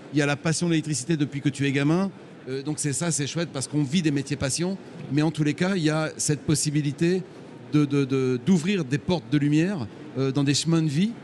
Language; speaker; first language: French; native; French